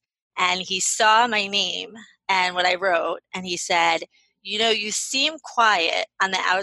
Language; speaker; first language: English; native; English